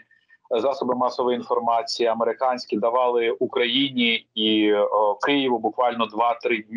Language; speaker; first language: Ukrainian; native; Ukrainian